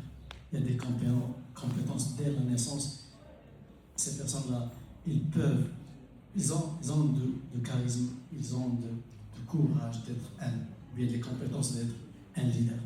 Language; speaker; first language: French; non-native, local second language; Arabic